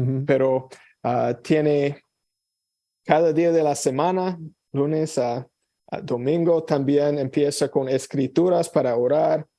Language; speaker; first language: Spanish; non-native, fluent; English